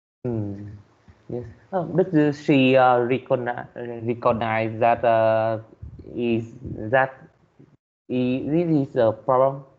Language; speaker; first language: English; non-native, learner; Vietnamese